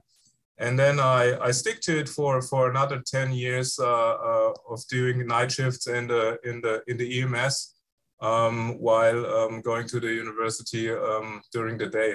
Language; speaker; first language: English; non-native, fluent; German